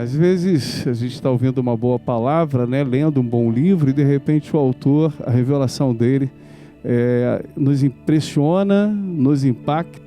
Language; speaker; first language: Portuguese; native; Portuguese